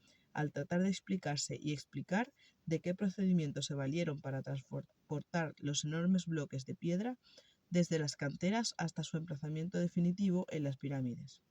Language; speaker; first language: Spanish; native; Spanish